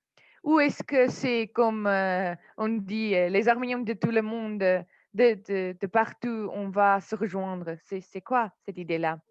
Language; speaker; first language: French; non-native, fluent; Armenian